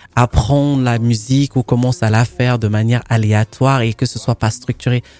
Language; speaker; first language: French; non-native, local second language; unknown